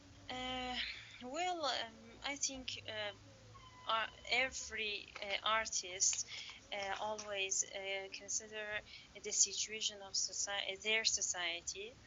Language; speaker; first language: English; non-native, learner; Persian